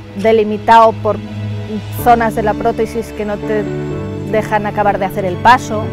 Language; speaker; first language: Spanish; native; Spanish